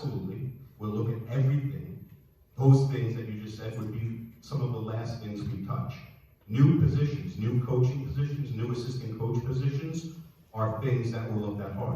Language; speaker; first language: English; native; English